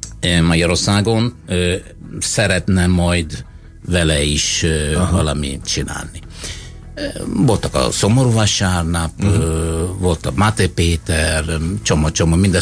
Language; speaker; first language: Hungarian; non-native, learner; Italian